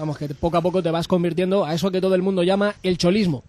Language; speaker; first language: Spanish; native; Spanish